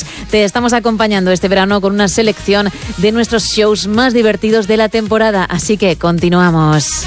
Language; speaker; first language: Spanish; native; Spanish